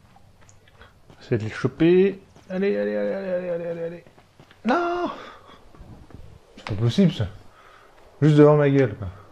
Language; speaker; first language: French; native; French